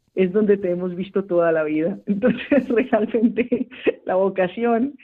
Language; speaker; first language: Spanish; native; Spanish